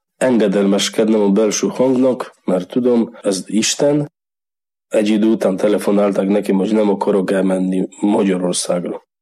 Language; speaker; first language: Hungarian; non-native, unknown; Polish